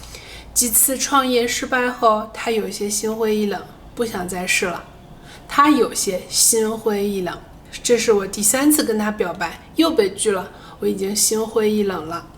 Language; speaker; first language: Chinese; native; Chinese